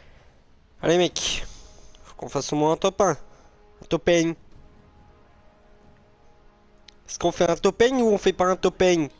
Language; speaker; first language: French; native; French